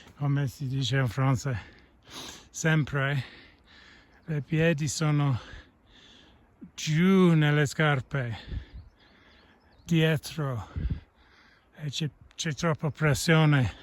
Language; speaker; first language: Italian; non-native, fluent; English